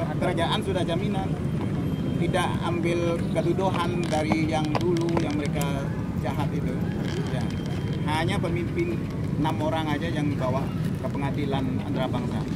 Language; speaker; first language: Indonesian; non-native, fluent; Khmer